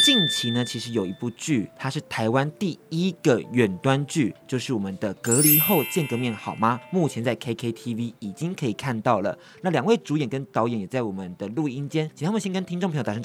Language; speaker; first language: Chinese; native; Chinese